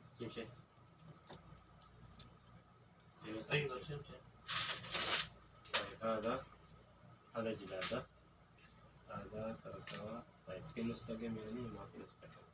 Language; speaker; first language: Arabic; non-native, learner; Hindi